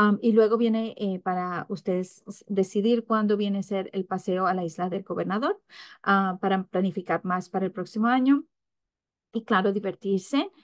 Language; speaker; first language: Spanish; early bilingual, heritage; English